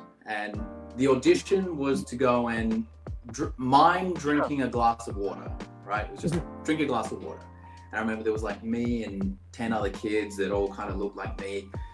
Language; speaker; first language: English; early bilingual, other home language; Portuguese